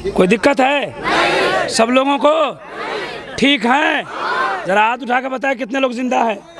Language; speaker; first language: Hindi; native; Hindi